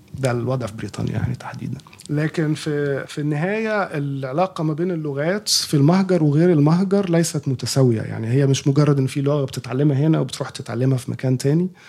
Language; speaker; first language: Arabic; native; Arabic